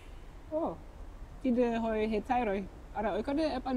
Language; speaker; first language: Greek; non-native, fluent; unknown